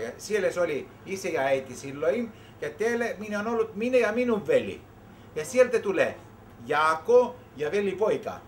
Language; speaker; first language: Finnish; non-native, learner; Greek